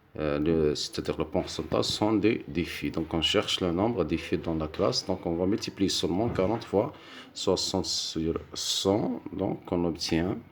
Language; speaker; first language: French; non-native, local second language; Arabic